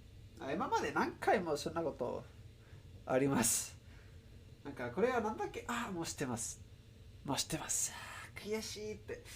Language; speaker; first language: Japanese; non-native, learner; Spanish